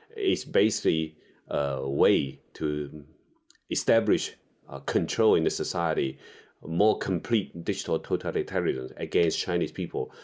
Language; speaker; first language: English; non-native, fluent; Chinese